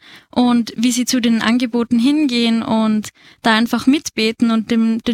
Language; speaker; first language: German; native; German